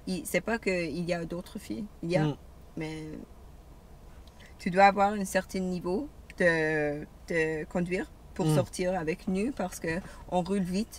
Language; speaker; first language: French; non-native, learner; English